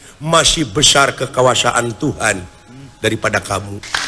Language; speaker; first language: Malay; non-native, local second language; Sundanese